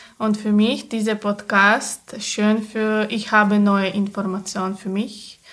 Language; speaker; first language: German; non-native, learner; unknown